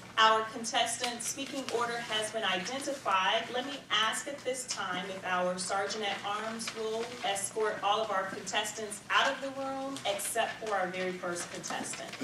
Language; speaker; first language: English; native; English